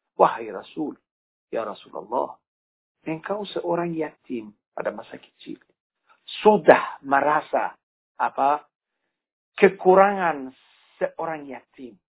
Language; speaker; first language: Indonesian; non-native, fluent; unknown